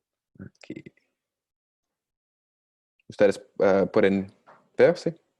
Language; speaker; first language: Spanish; non-native, learner; English